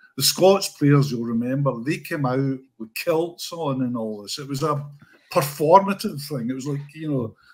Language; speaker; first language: English; native; English